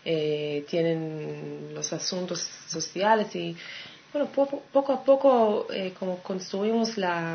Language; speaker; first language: Spanish; non-native, fluent; Hebrew